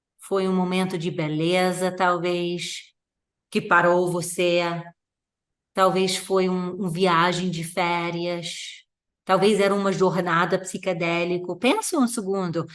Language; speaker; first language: Portuguese; non-native, fluent; English